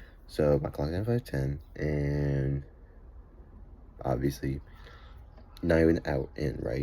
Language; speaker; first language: English; native; English